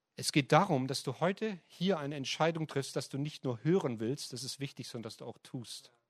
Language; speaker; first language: German; native; German